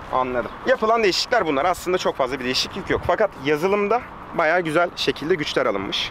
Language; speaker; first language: Turkish; native; Turkish